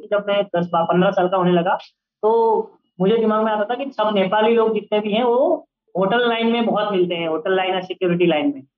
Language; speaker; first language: Hindi; early bilingual, other home language; Nepali